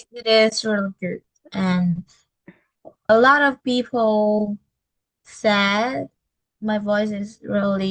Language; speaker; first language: English; non-native, learner; Vietnamese